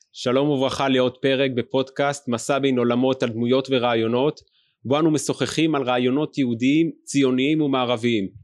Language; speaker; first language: Hebrew; native; Hebrew